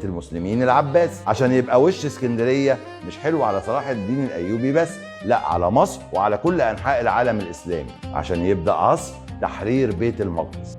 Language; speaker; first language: Arabic; native; Arabic